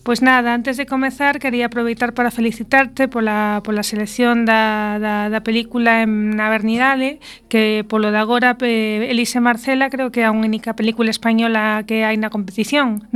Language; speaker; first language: Spanish; native; Spanish